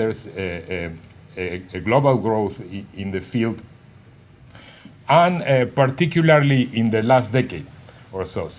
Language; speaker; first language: English; non-native, fluent; Spanish